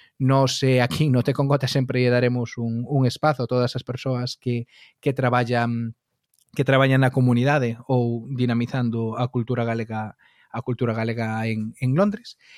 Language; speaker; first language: Galician; native; Galician